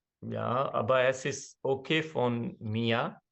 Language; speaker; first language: German; non-native, learner; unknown